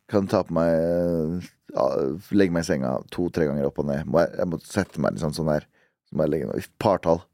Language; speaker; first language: Norwegian; early bilingual, other home language; Central Kurdish